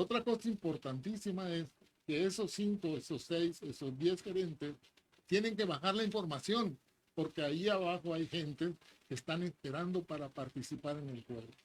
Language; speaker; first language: Spanish; native; Spanish